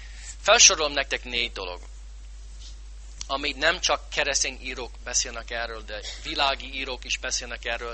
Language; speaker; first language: Hungarian; non-native, fluent; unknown